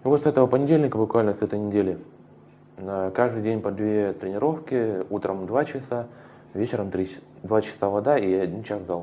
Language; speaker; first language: Russian; native; Russian